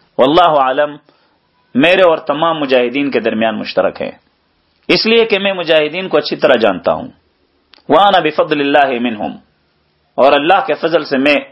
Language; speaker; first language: Urdu; native; Urdu